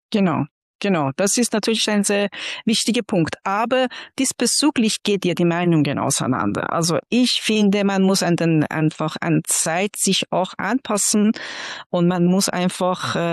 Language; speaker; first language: German; non-native, fluent; Persian